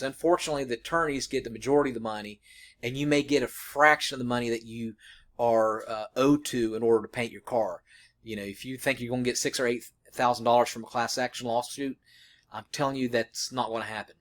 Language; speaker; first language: English; native; English